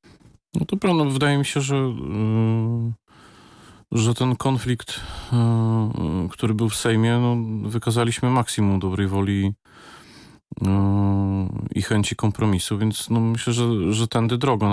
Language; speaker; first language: Polish; native; Polish